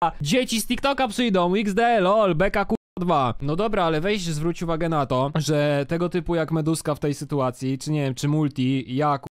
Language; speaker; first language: Polish; native; Polish